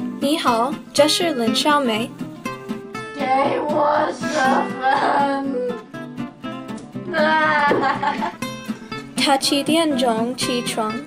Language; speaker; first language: Chinese; non-native, learner; English